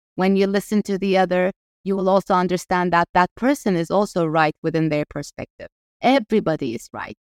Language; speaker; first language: English; non-native, fluent; Turkish